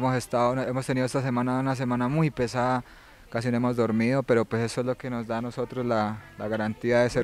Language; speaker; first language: Spanish; native; Spanish